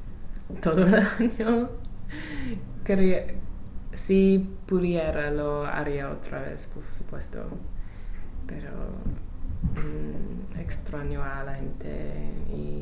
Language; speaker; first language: Spanish; non-native, learner; English